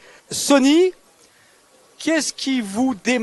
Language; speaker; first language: French; native; French